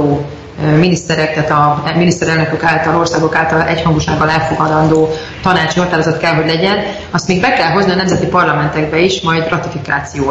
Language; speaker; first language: Hungarian; native; Hungarian